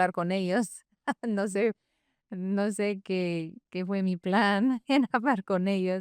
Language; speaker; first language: Spanish; non-native, fluent; English